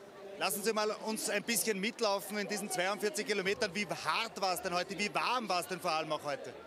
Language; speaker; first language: German; native; German